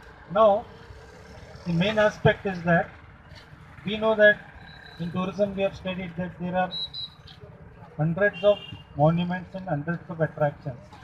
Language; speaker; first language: English; non-native, local second language; Marathi